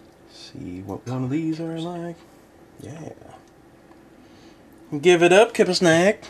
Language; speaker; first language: English; native; English